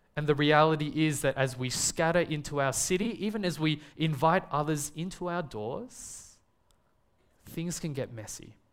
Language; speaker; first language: English; native; English